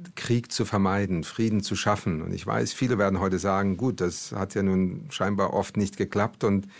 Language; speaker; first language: German; early bilingual, other home language; Portuguese